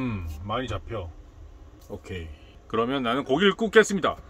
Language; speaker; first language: Korean; native; Korean